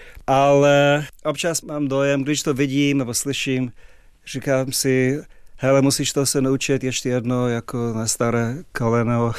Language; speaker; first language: Czech; non-native, fluent; English